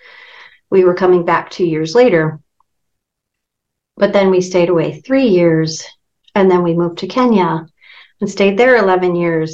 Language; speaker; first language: English; native; English